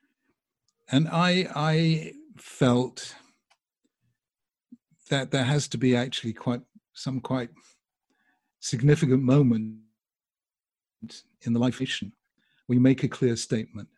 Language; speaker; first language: English; native; English